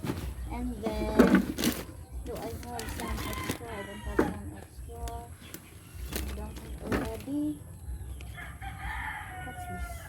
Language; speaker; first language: English; non-native, local second language; Filipino